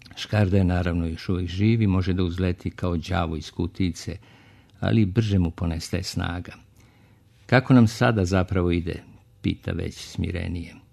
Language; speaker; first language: Serbian; native; Serbian